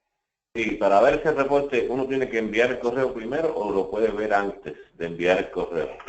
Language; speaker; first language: Spanish; native; Spanish